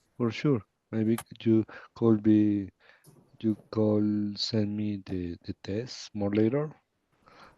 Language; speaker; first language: English; non-native, learner; Spanish